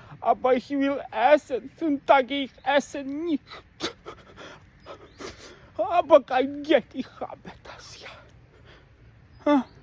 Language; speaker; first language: German; non-native, learner; Ukrainian